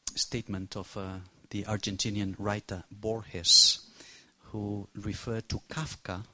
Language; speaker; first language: English; non-native, fluent; Spanish